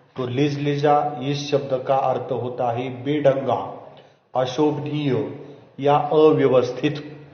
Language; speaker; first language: Hindi; non-native, local second language; Marathi